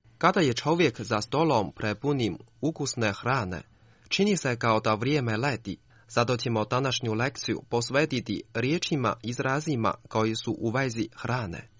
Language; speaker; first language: Croatian; non-native, fluent; Chinese